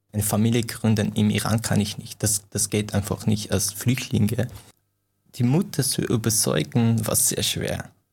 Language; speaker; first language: German; non-native, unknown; Persian